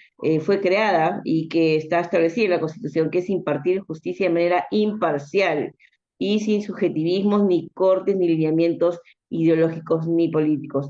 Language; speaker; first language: Spanish; native; Spanish